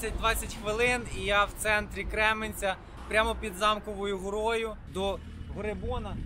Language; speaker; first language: Ukrainian; native; Ukrainian